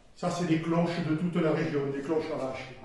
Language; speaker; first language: French; native; French